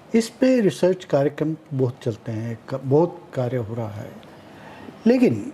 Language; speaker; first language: Hindi; native; Hindi